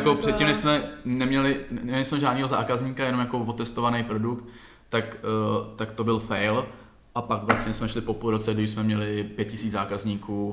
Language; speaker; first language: Czech; native; Czech